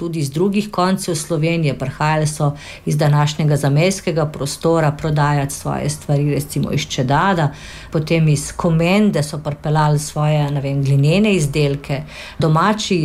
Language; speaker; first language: Slovenian; native; Slovenian